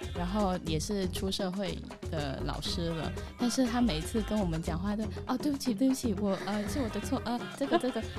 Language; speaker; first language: Chinese; non-native, fluent; Vietnamese